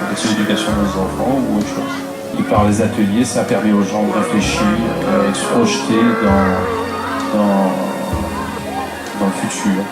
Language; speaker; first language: French; native; French